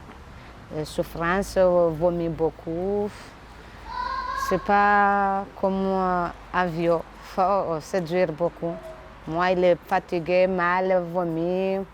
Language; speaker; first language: French; non-native, learner; Comorian